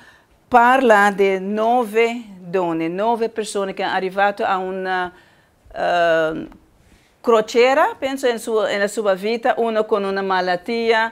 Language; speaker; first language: Italian; non-native, learner; Spanish